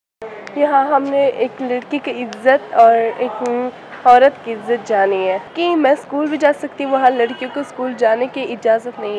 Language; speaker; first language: Hindi; non-native, learner; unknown